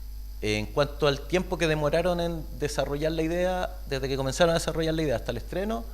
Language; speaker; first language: Spanish; native; Spanish